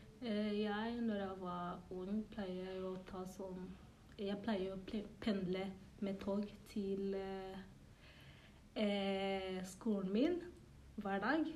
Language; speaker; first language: Norwegian; early bilingual, other home language; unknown